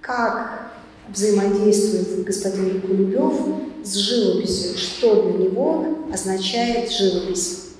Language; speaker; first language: Russian; native; Russian